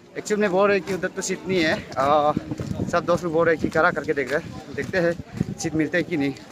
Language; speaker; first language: Hindi; non-native, local second language; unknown